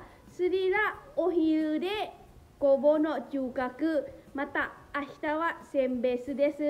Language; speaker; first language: Japanese; non-native, learner; Lao